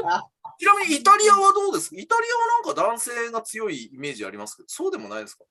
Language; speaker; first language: Japanese; native; Japanese